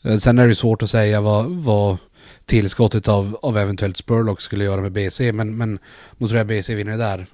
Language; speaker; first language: Swedish; native; Swedish